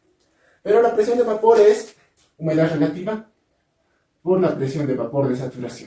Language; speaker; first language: Spanish; native; Spanish